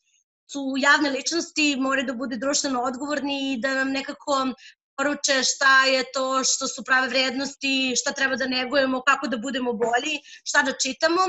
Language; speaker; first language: Serbian; native; Serbian